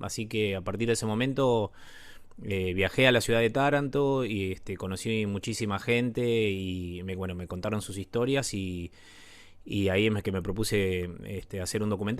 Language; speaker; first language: Spanish; native; Spanish